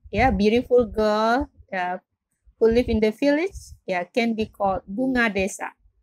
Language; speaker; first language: English; non-native, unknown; Indonesian